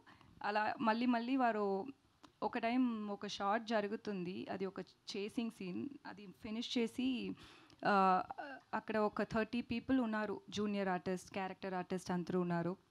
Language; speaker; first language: Telugu; non-native, learner; Tamil